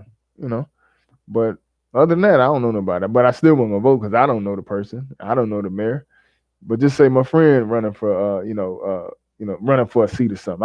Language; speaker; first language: English; native; English